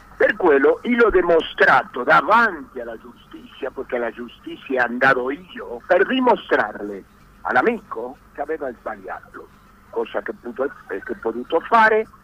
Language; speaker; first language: Italian; non-native, learner; Spanish